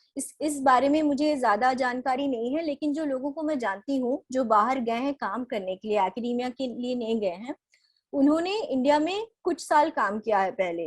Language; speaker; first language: Hindi; native; Hindi